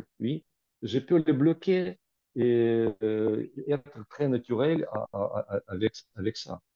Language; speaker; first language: French; non-native, fluent; Russian